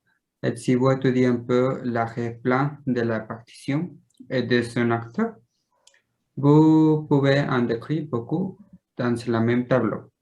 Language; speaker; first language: French; non-native, learner; Spanish